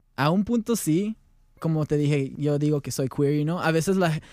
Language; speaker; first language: Spanish; early bilingual, heritage; Spanish